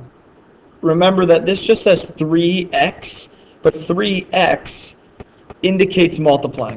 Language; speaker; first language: English; native; English